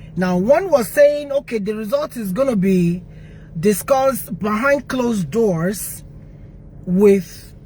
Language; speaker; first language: English; non-native, local second language; Yoruba